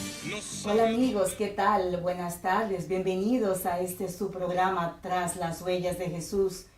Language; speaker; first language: Spanish; native; Spanish